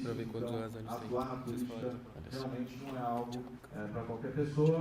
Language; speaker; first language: Portuguese; native; Portuguese